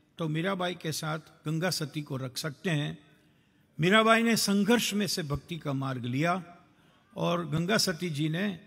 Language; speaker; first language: Hindi; non-native, local second language; Gujarati